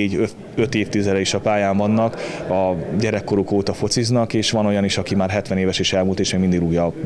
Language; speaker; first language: Hungarian; native; Hungarian